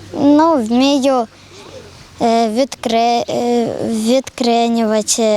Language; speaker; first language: Ukrainian; non-native, local second language; Russian